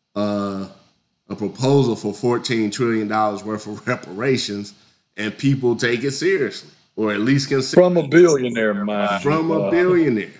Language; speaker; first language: English; native; English